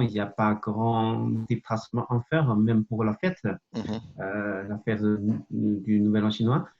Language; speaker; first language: French; non-native, fluent; Chinese